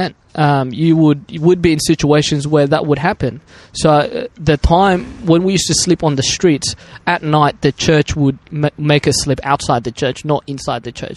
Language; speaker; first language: English; early bilingual, other home language; Arabic